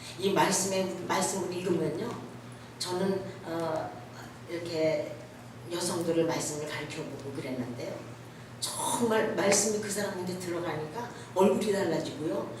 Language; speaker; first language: Korean; native; Korean